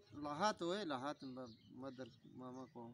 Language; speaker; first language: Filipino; non-native, learner; Punjabi